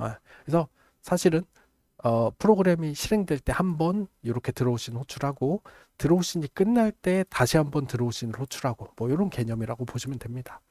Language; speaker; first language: Korean; native; Korean